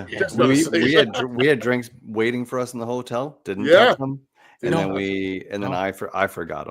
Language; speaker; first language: English; native; English